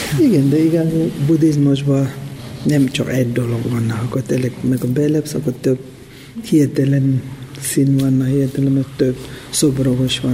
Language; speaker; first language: Hungarian; non-native, learner; Tibetan